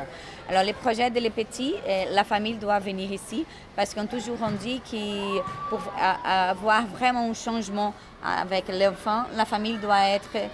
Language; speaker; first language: French; non-native, fluent; Portuguese